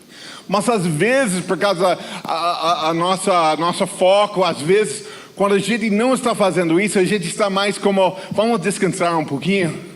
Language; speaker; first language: Portuguese; non-native, fluent; English